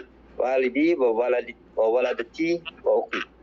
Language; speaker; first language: Arabic; non-native, learner; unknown